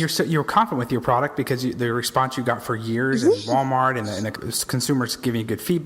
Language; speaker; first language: English; native; English